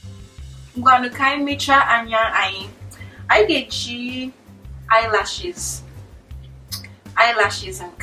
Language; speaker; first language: Igbo; early bilingual, heritage; English